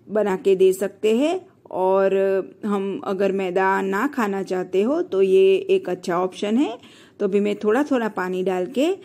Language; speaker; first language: Hindi; non-native, local second language; Gujarati